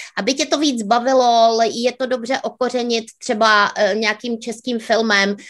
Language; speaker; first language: Czech; native; Czech